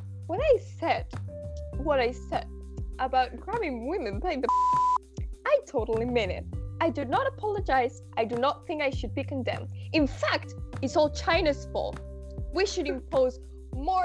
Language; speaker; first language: English; non-native, fluent; Spanish